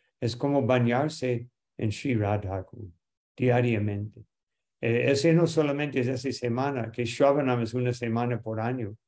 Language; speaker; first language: Spanish; non-native, fluent; English